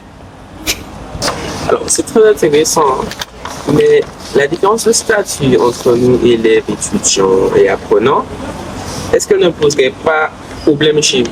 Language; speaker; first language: French; native; French